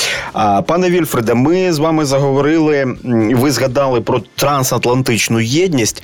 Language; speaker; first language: Ukrainian; native; Ukrainian